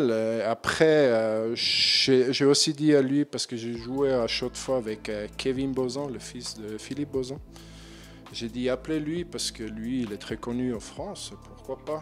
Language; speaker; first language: French; non-native, learner; German